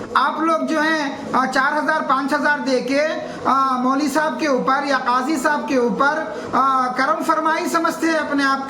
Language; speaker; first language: Urdu; native; Urdu